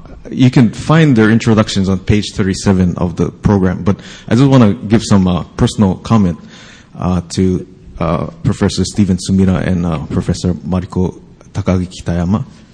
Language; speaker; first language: English; native; English